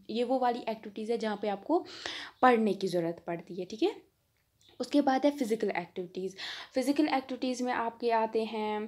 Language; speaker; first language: Hindi; non-native, local second language; Kashmiri